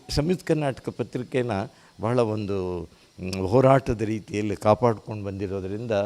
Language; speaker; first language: Kannada; native; Kannada